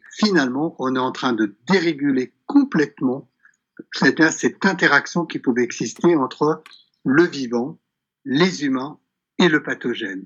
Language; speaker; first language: French; native; French